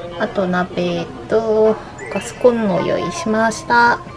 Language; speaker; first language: Japanese; non-native, fluent; Korean